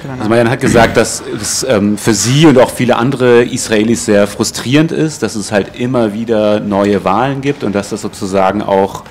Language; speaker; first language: German; native; German